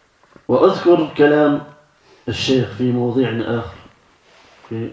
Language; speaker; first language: Arabic; non-native, fluent; French